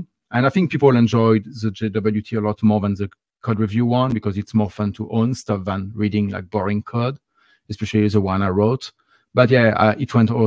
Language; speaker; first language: English; non-native, fluent; French